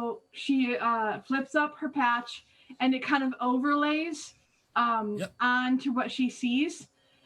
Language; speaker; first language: English; native; English